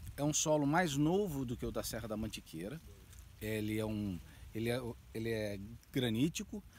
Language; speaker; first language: Portuguese; native; Portuguese